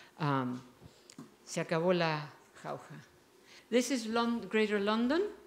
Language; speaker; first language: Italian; non-native, fluent; Spanish